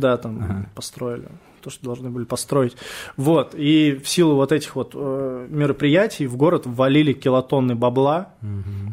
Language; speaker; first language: Russian; native; Russian